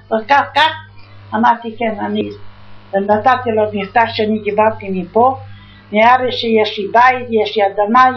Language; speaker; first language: Hebrew; non-native, fluent; Yiddish